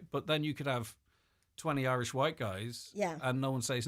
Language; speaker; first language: English; native; English